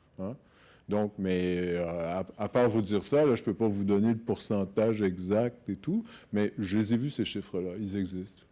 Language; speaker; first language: French; native; French